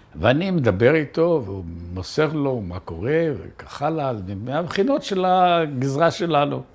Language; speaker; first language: Hebrew; native; Hebrew